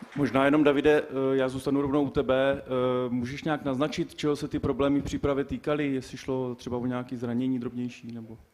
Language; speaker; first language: Czech; native; Czech